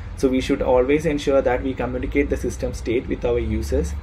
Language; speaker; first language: English; non-native, local second language; Malayalam